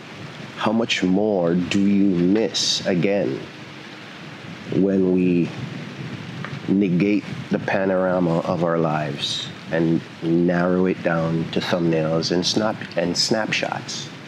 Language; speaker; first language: English; native; English